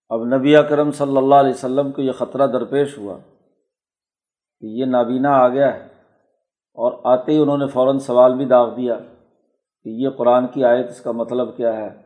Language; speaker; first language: Urdu; non-native, local second language; Punjabi